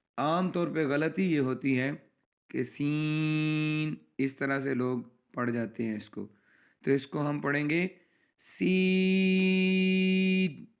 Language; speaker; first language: Urdu; non-native, local second language; Punjabi